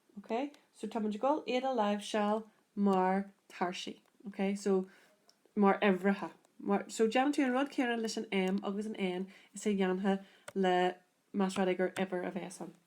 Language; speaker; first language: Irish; native; Irish